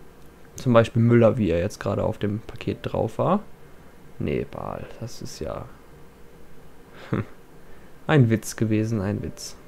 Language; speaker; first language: German; native; German